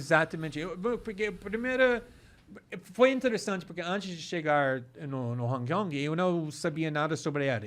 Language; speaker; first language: Portuguese; non-native, fluent; English